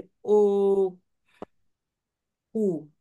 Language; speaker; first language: French; non-native, learner; Portuguese